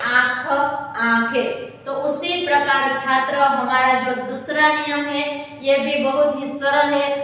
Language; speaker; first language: Hindi; non-native, local second language; Gujarati